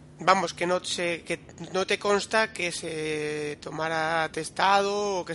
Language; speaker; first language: Spanish; native; Spanish